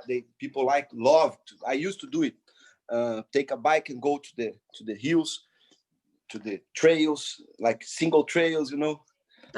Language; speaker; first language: English; non-native, fluent; Portuguese